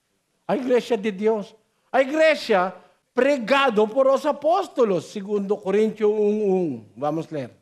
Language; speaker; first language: Portuguese; non-native, learner; Filipino